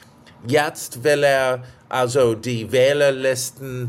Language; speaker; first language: German; non-native, fluent; English